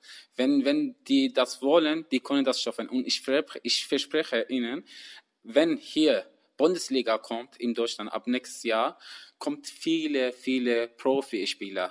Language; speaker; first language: German; non-native, learner; Persian